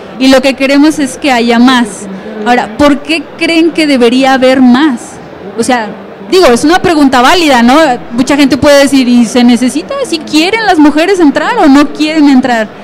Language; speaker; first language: Spanish; native; Spanish